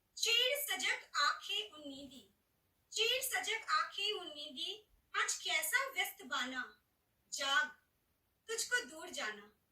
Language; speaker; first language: Hindi; non-native, local second language; Bangla